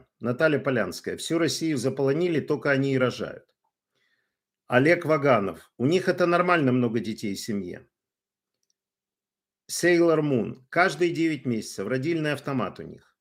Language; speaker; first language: Russian; native; Russian